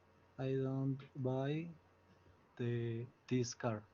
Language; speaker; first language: English; non-native, learner; Spanish